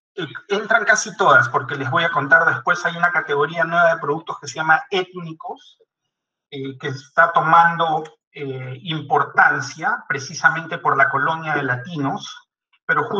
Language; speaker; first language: Spanish; native; Spanish